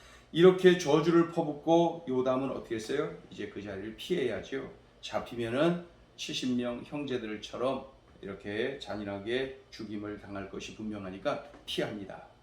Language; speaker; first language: Korean; native; Korean